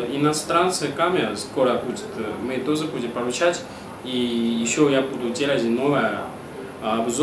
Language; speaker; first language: Russian; non-native, learner; Chinese